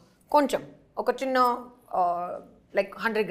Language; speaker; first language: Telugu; non-native, learner; Hindi